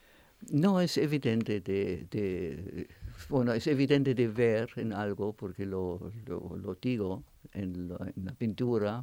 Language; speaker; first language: Spanish; non-native, fluent; French